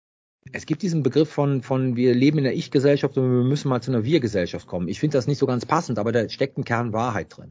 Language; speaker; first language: German; native; German